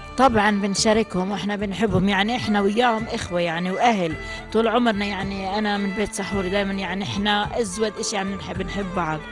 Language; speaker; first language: Arabic; native; Arabic